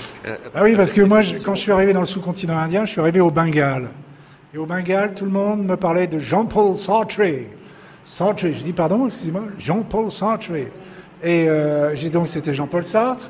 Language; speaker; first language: French; native; French